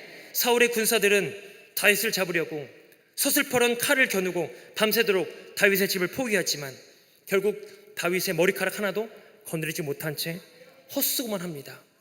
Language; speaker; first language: Korean; native; Korean